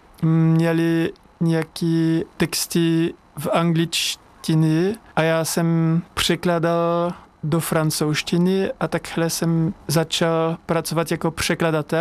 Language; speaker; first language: Czech; non-native, learner; French